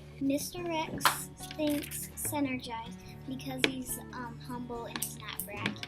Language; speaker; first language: English; native; English